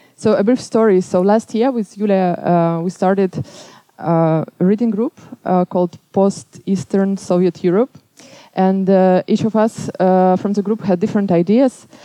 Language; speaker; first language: English; non-native, fluent; Belarusian